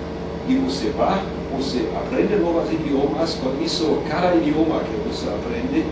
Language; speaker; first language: Portuguese; non-native, fluent; German